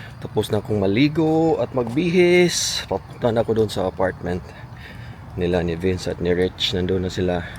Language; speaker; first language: Filipino; native; Filipino